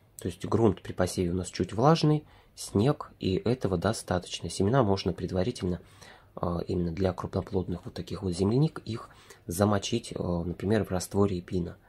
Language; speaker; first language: Russian; native; Russian